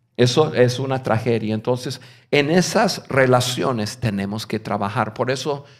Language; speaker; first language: Spanish; non-native, fluent; English